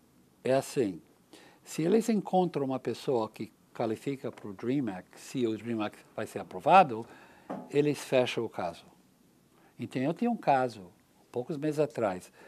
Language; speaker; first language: Portuguese; non-native, learner; English